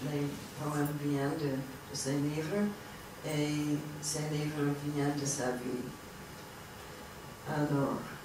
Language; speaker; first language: French; non-native, learner; English